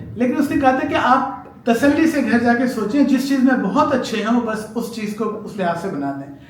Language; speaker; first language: Urdu; native; Urdu